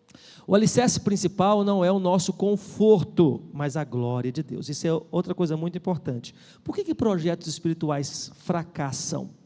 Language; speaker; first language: Portuguese; native; Portuguese